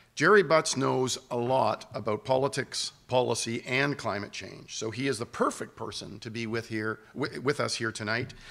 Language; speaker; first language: English; native; English